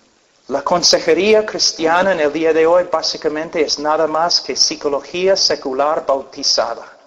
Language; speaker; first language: Spanish; non-native, fluent; English